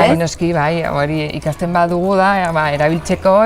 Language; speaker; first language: Basque; non-native, local second language; Spanish